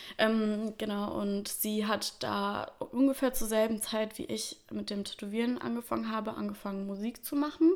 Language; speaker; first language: German; early bilingual, other home language; Russian